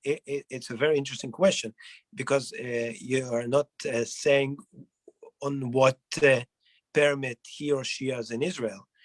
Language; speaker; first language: English; non-native, fluent; Hebrew